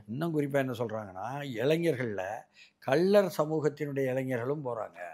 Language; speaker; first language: Tamil; native; Tamil